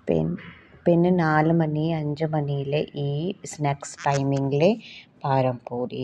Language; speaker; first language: Malayalam; non-native, learner; Hindi